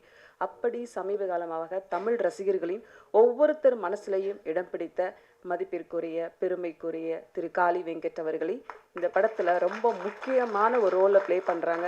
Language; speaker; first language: Tamil; native; Tamil